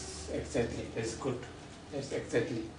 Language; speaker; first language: English; non-native, learner; Tibetan